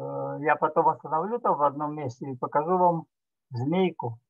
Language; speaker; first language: Russian; native; Russian